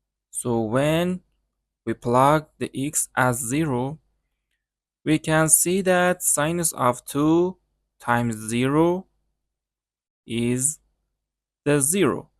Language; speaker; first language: English; non-native, learner; Persian